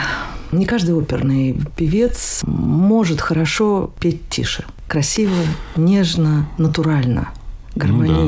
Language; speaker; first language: Russian; native; Russian